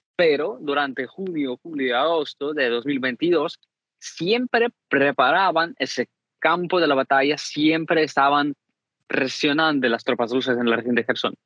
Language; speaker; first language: Spanish; non-native, fluent; Ukrainian